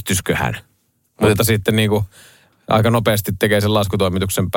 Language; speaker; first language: Finnish; native; Finnish